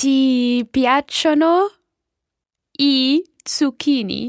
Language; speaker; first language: Italian; non-native, learner; English